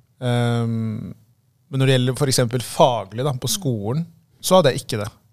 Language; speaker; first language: Norwegian; early bilingual, other home language; Tigrinya